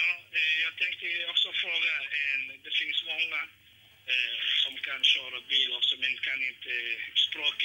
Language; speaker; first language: Swedish; non-native, learner; Somali